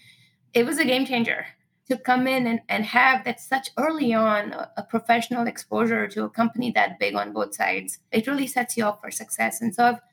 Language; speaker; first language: English; non-native, local second language; Marathi